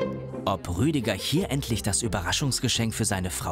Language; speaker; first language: German; native; German